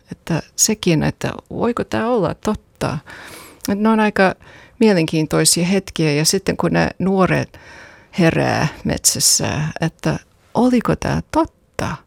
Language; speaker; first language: Finnish; non-native, fluent; English